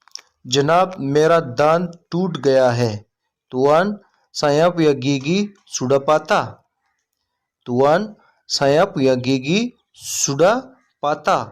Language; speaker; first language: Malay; non-native, learner; Urdu